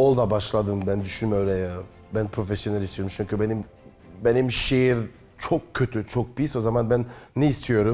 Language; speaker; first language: Turkish; non-native, learner; French